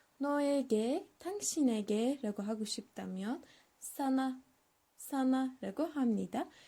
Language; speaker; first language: Korean; non-native, learner; Turkish